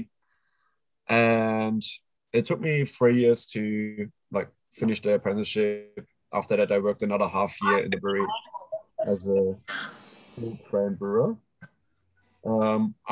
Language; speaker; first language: English; non-native, fluent; German